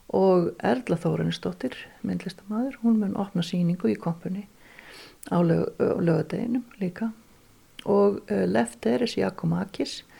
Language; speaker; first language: Icelandic; native; Icelandic